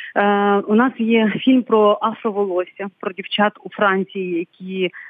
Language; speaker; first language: Ukrainian; non-native, local second language; Bulgarian